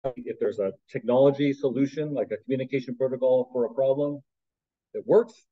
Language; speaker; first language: English; native; English